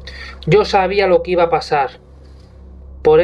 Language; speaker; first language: Spanish; native; Spanish